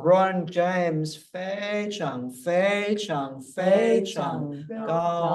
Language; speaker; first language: Chinese; non-native, fluent; English